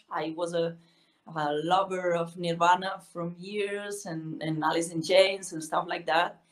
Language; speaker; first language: English; non-native, fluent; Spanish